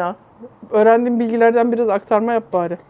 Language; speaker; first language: Turkish; native; Turkish